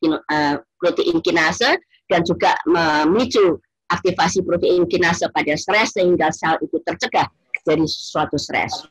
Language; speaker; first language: Indonesian; native; Indonesian